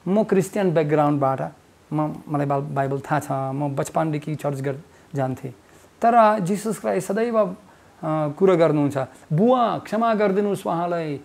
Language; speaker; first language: Nepali; non-native, fluent; Russian